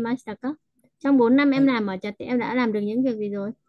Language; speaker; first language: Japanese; non-native, fluent; Vietnamese